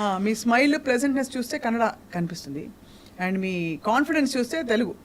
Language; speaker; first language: Telugu; native; Telugu